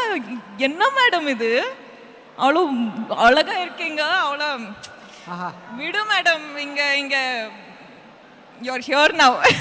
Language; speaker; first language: Tamil; non-native, fluent; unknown